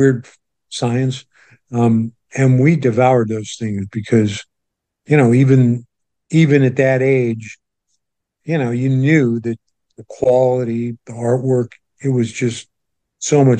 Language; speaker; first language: English; native; English